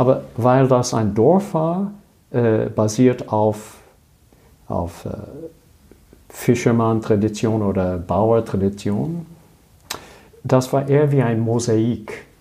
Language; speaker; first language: German; non-native, learner; English